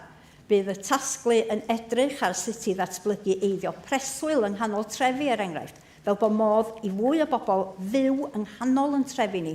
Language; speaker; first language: Welsh; native; Welsh